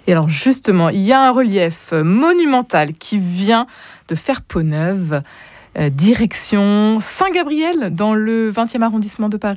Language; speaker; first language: French; native; French